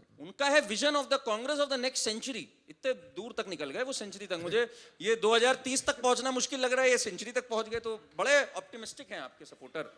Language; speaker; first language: Hindi; native; Hindi